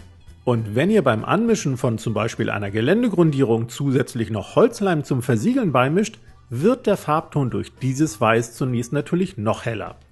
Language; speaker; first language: German; native; German